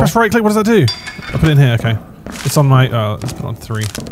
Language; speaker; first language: English; native; English